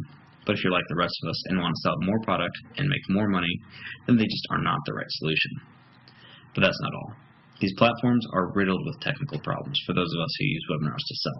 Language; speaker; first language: English; native; English